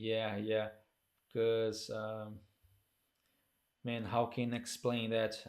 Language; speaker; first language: English; non-native, learner; Portuguese